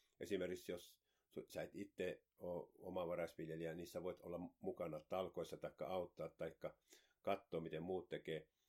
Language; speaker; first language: Finnish; native; Finnish